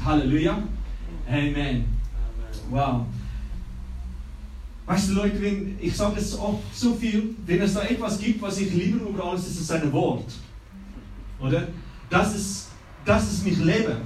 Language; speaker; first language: German; non-native, learner; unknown